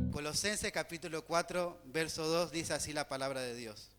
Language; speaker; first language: Spanish; native; Spanish